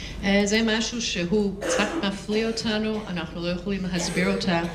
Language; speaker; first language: Hebrew; non-native, fluent; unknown